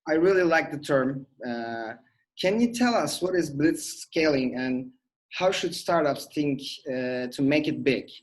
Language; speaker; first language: English; non-native, fluent; Turkish